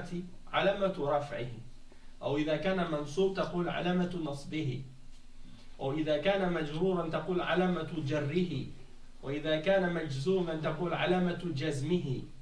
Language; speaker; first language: Arabic; non-native, fluent; French